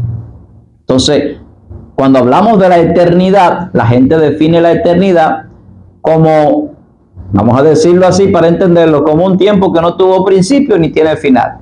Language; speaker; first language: Spanish; native; Spanish